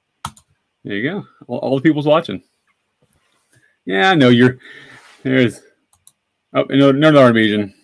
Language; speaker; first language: English; native; English